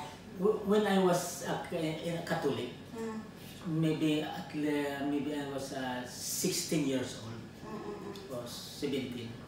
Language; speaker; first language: English; non-native, learner; Filipino